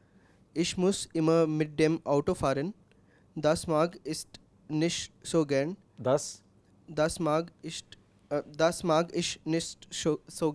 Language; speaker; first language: German; non-native, learner; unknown